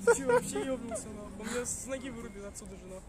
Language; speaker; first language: Russian; native; Russian